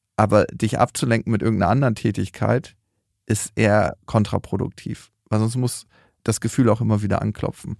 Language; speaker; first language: German; native; German